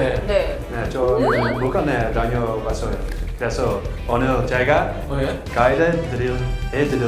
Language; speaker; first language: Korean; non-native, learner; Dutch